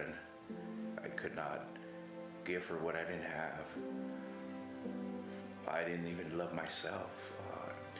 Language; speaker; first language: English; native; English